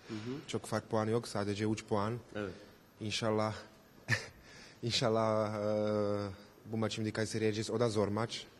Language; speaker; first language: Turkish; non-native, learner; Slovak